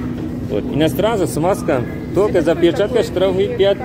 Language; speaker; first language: Russian; non-native, learner; Tajik